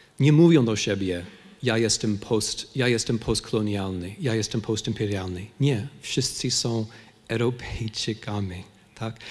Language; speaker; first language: Polish; non-native, fluent; English